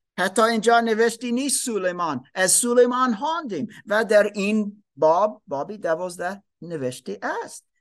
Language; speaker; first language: Persian; non-native, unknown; German